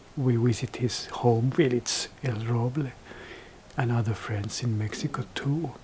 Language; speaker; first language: English; non-native, fluent; Finnish